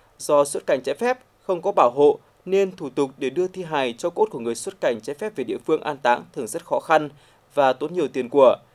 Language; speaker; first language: Vietnamese; native; Vietnamese